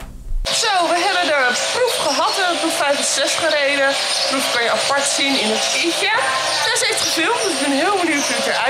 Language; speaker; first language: Dutch; native; Dutch